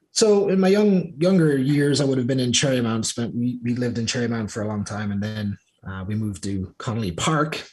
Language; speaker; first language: English; native; English